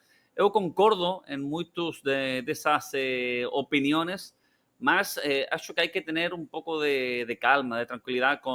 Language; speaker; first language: Portuguese; non-native, learner; Spanish